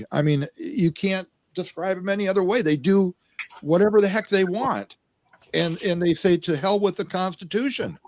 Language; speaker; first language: English; native; English